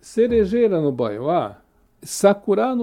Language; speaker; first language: Japanese; non-native, fluent; Portuguese